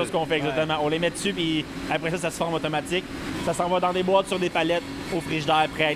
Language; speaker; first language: French; native; French